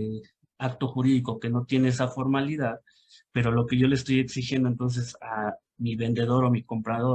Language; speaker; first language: Spanish; native; Spanish